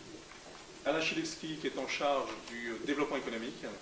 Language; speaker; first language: French; native; French